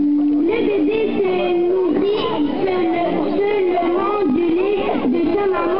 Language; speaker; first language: French; non-native, learner; Arabic